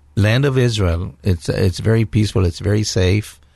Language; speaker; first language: English; non-native, fluent; Hebrew